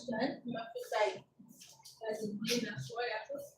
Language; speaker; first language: Arabic; non-native, learner; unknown